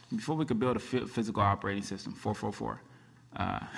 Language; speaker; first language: English; early bilingual, other home language; Akan